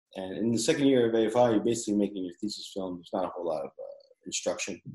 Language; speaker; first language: English; early bilingual, other home language; Filipino